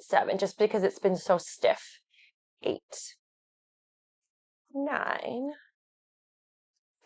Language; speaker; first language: English; native; English